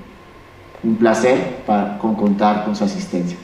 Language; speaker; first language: Spanish; native; Spanish